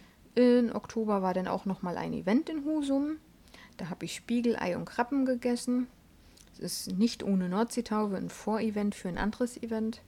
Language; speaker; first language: German; native; German